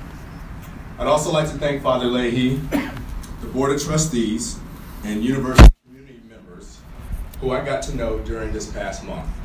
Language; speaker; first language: English; native; English